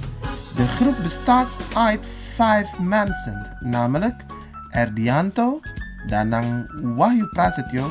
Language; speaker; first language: Dutch; non-native, fluent; Indonesian